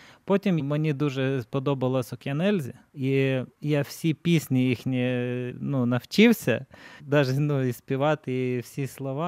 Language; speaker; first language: Ukrainian; non-native, fluent; Lithuanian